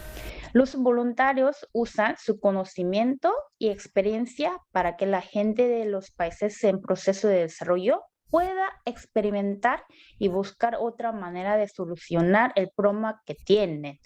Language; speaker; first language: Spanish; non-native, learner; Korean